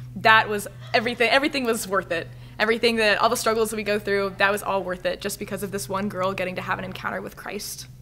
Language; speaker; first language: English; native; English